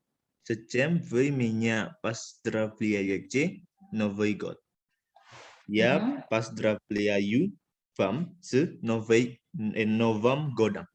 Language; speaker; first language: Russian; non-native, learner; Indonesian